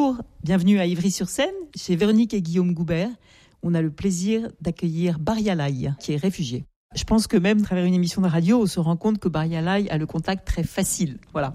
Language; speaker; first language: French; native; French